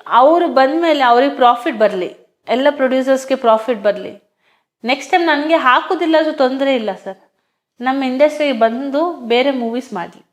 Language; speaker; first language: Kannada; non-native, local second language; Hindi